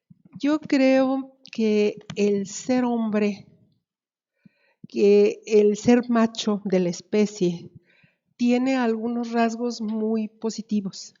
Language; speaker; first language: Spanish; native; Spanish